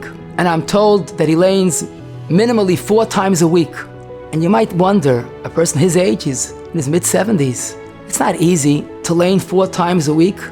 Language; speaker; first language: English; native; English